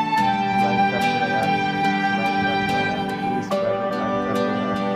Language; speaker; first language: Hindi; non-native, local second language; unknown